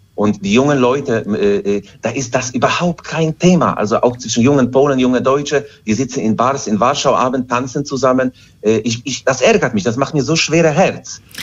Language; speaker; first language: German; early bilingual, other home language; Polish